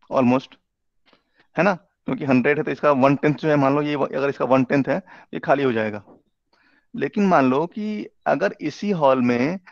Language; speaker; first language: Hindi; native; Hindi